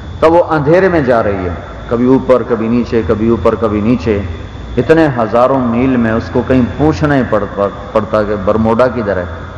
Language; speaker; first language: Urdu; native; Urdu